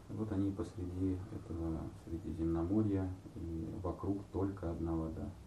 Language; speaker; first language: Russian; native; Russian